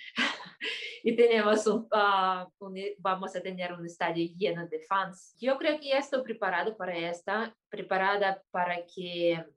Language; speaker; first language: Spanish; non-native, fluent; Kyrgyz